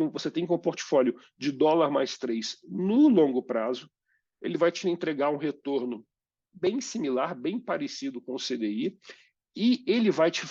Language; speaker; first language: Portuguese; native; Portuguese